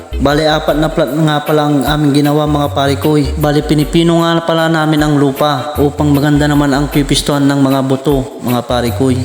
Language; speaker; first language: Filipino; native; Filipino